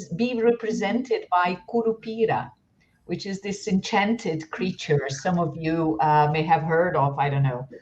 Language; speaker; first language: English; non-native, fluent; Portuguese